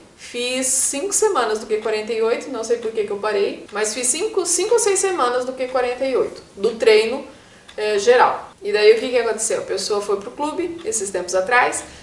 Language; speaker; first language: Portuguese; native; Portuguese